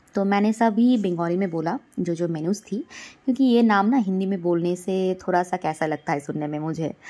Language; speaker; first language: Hindi; non-native, local second language; Bangla